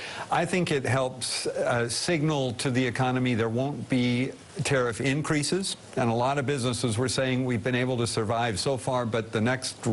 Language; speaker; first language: English; native; English